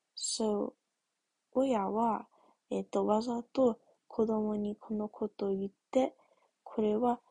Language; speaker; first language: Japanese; early bilingual, heritage; English